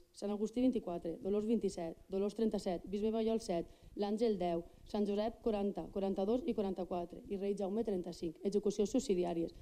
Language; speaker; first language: Catalan; non-native, local second language; Spanish